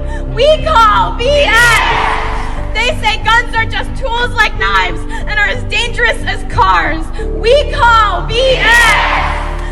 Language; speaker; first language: English; native; English